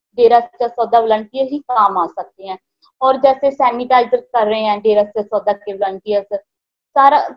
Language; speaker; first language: Hindi; native; Hindi